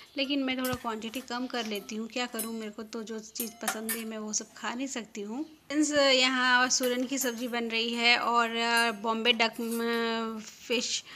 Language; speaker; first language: Hindi; non-native, local second language; Bangla